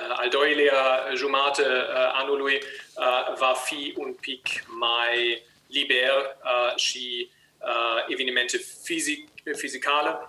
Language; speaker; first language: Romanian; non-native, learner; German